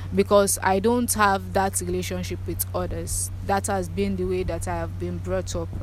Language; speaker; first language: English; non-native, local second language; Krio